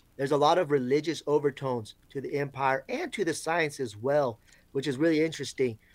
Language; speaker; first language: English; native; English